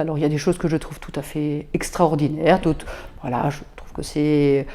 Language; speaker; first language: French; native; French